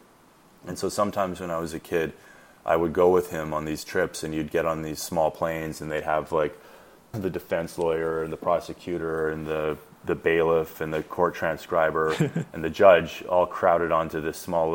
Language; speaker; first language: English; native; English